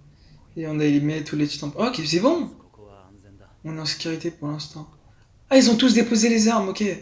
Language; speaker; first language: French; native; French